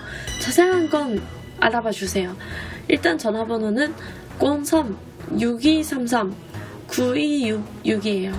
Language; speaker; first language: Korean; non-native, fluent; Japanese